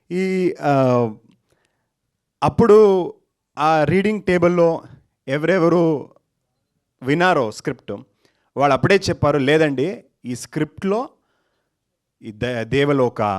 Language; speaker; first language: Telugu; non-native, learner; Kannada